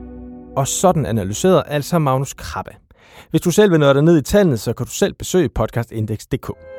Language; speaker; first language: Danish; native; Danish